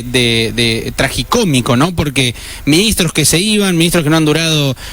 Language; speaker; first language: Spanish; native; Spanish